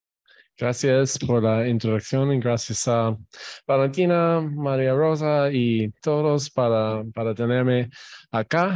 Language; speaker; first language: Spanish; non-native, fluent; English